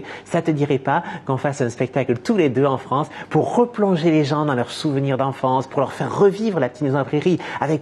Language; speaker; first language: French; native; French